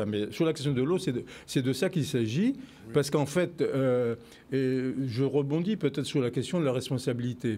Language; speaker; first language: French; native; French